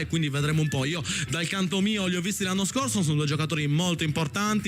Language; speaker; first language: Italian; native; Italian